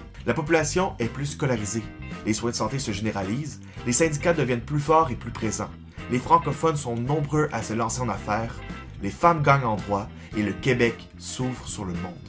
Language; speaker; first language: French; native; French